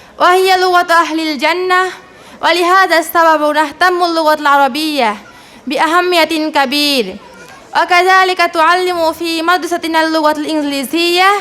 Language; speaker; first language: Arabic; non-native, learner; Bangla